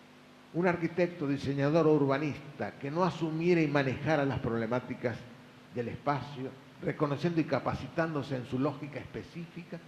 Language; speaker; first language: Spanish; native; Spanish